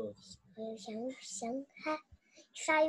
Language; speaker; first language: Cantonese; non-native, learner; Chinese